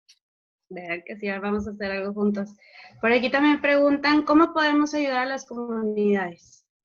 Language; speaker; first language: Spanish; native; Spanish